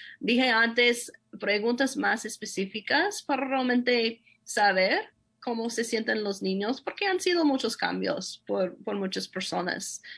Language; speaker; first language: Spanish; non-native, fluent; English